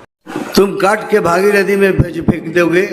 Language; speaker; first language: Hindi; non-native, local second language; Bangla